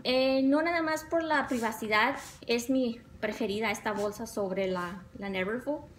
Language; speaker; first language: Spanish; early bilingual, other home language; English